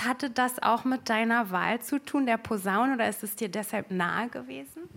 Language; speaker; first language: German; native; German